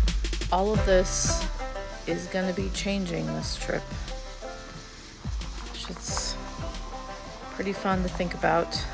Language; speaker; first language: English; native; English